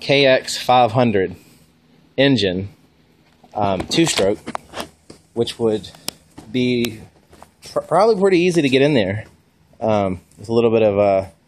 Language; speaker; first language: English; native; English